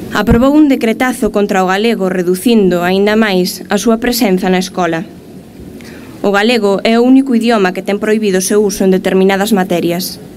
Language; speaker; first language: Galician; native; Galician